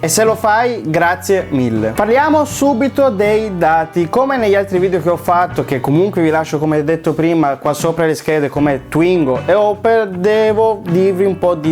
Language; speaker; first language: Italian; native; Italian